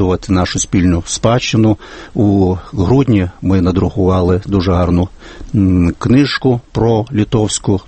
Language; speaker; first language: Ukrainian; non-native, fluent; Lithuanian